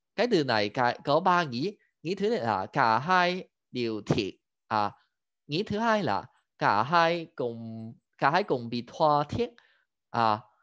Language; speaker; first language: Vietnamese; non-native, fluent; Cantonese